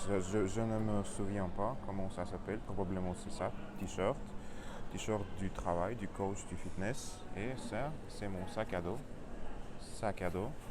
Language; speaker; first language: French; non-native, learner; Russian